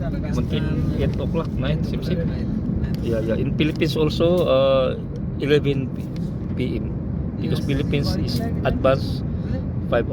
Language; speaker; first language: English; non-native, learner; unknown